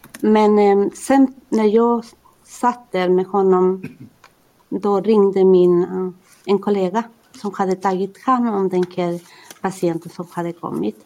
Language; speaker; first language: Swedish; non-native, fluent; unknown